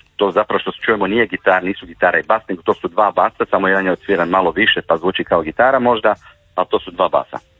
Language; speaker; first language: Croatian; native; Croatian